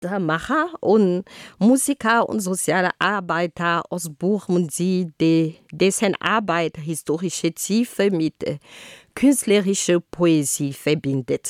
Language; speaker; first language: German; non-native, fluent; Ghomala